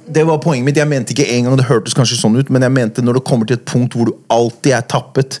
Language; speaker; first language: Norwegian; native; Norwegian